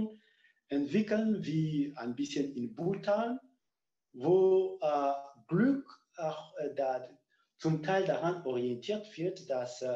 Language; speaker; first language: German; non-native, fluent; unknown